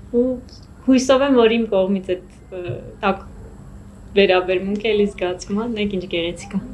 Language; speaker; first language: Armenian; native; Armenian